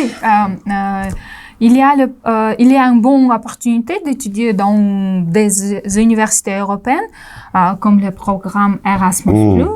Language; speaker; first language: French; non-native, learner; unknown